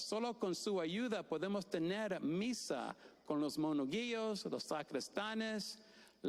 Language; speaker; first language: Spanish; non-native, fluent; English